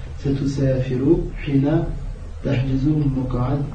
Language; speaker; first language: Arabic; non-native, learner; French